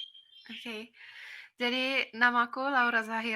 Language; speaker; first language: Indonesian; non-native, fluent; Finnish